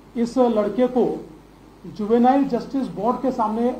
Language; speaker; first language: Hindi; non-native, local second language; Marathi